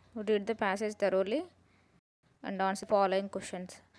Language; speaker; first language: English; non-native, local second language; Telugu